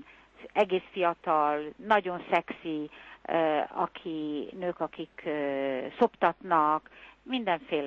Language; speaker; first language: Hungarian; early bilingual, heritage; Hungarian